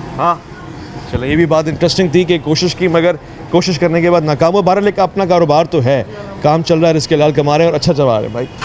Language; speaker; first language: Urdu; native; Urdu